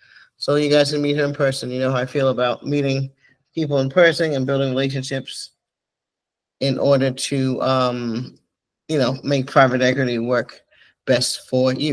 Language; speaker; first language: English; native; English